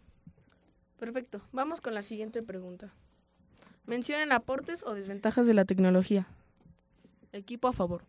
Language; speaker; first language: Spanish; native; Spanish